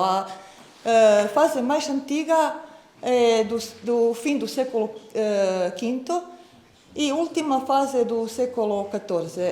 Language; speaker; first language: Portuguese; non-native, fluent; Croatian